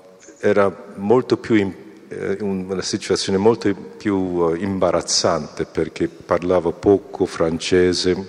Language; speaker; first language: Italian; non-native, fluent; Korean